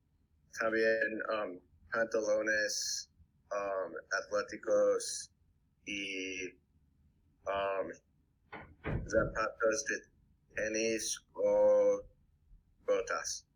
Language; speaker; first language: Spanish; non-native, learner; English